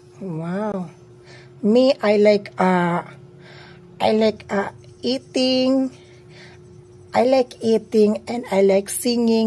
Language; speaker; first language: English; non-native, learner; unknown